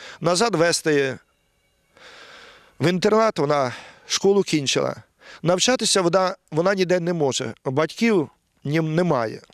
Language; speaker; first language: Ukrainian; native; Ukrainian